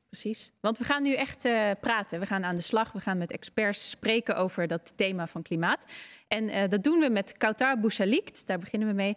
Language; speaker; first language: Dutch; native; Dutch